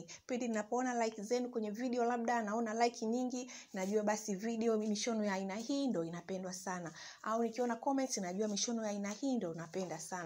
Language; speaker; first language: Swahili; native; Swahili